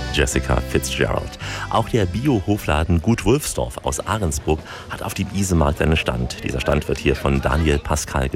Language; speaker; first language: German; native; German